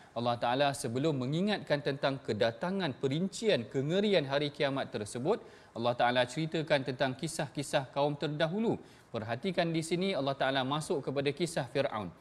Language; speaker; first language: Malay; native; Malay